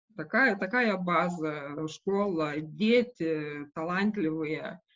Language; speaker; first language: Russian; non-native, local second language; Lithuanian